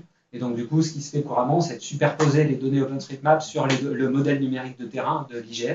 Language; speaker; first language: French; native; French